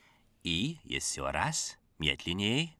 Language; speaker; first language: Russian; non-native, fluent; Dutch